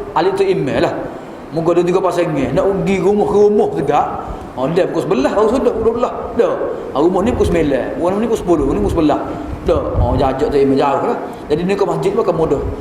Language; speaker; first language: Malay; native; Malay